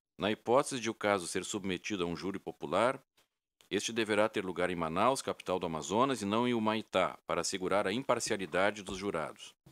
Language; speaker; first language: Portuguese; native; Portuguese